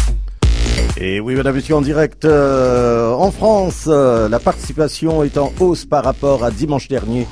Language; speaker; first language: French; native; French